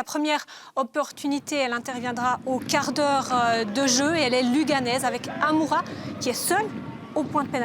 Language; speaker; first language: French; native; French